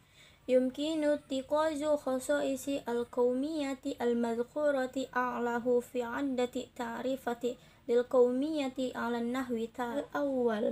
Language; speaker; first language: Arabic; non-native, learner; Indonesian